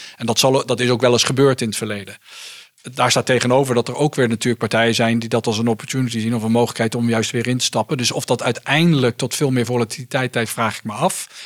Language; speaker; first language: Dutch; early bilingual, heritage; Dutch